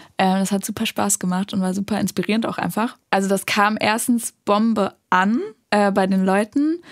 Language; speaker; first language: German; native; German